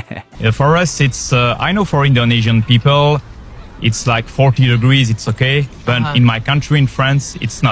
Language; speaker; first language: English; non-native, fluent; French